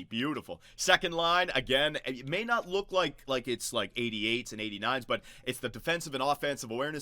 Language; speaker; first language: English; native; English